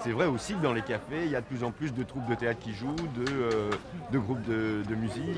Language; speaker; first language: French; native; French